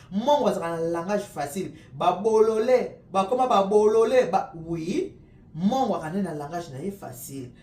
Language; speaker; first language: Lingala; non-native, local second language; Luba-Lulua